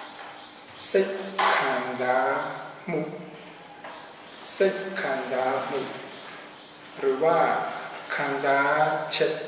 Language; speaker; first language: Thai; non-native, fluent; Burmese